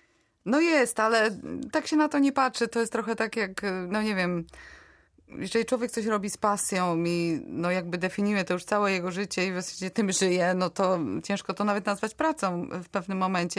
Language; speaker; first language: Polish; native; Polish